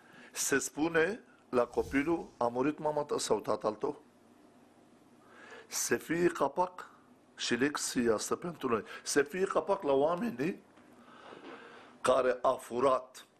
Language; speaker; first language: Romanian; non-native, fluent; Turkish